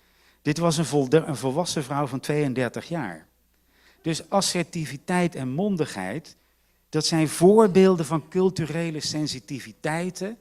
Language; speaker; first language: Dutch; native; Dutch